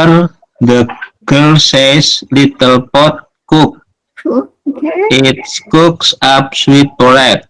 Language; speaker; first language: English; non-native, learner; Indonesian